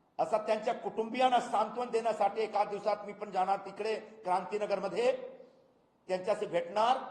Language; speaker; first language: Marathi; non-native, local second language; Hindi